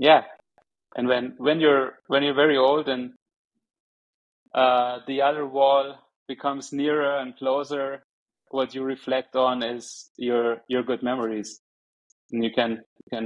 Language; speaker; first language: English; non-native, fluent; German